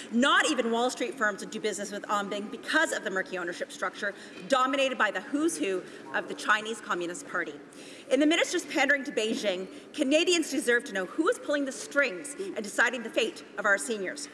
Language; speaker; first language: English; native; English